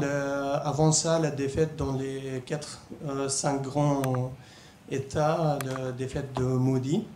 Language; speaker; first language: French; non-native, fluent; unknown